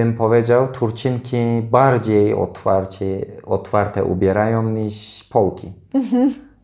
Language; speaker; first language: Polish; non-native, fluent; Turkish